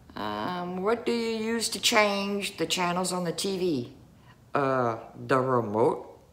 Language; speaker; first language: English; native; English